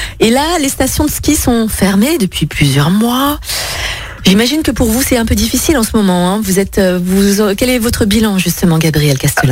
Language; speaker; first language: French; native; French